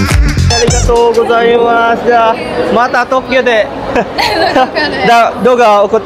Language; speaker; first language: Japanese; non-native, learner; Filipino